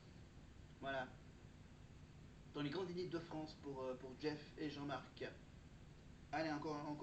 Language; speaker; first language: French; native; French